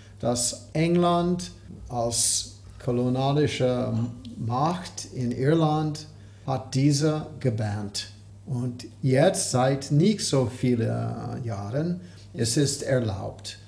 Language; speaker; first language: German; non-native, learner; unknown